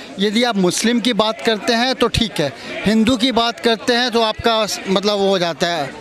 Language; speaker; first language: Hindi; native; Hindi